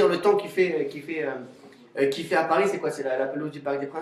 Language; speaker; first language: French; native; French